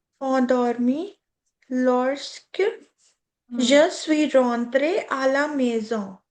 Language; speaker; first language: French; non-native, learner; Hindi